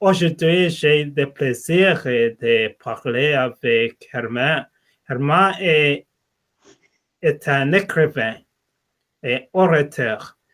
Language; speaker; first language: French; non-native, learner; English